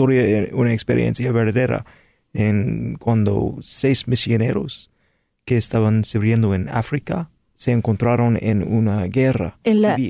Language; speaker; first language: Spanish; non-native, fluent; English